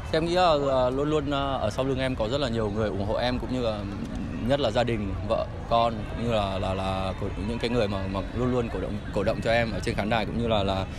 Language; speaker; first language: Vietnamese; early bilingual, heritage; Vietnamese